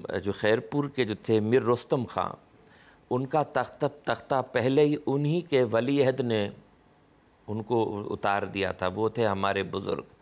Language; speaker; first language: Urdu; non-native, local second language; Sindhi